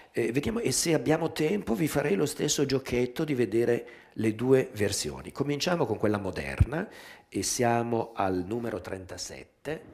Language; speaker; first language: Italian; native; Italian